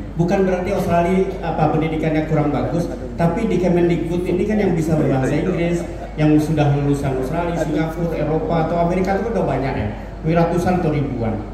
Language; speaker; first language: Indonesian; native; Indonesian